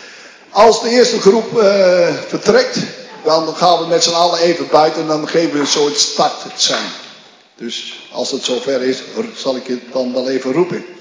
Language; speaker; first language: Dutch; native; Dutch